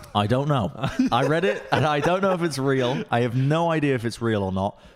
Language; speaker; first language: English; native; English